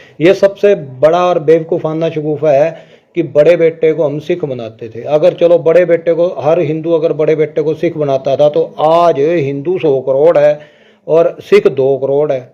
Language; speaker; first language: Hindi; non-native, local second language; Punjabi